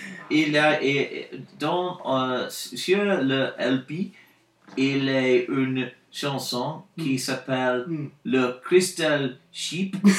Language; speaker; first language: French; non-native, learner; English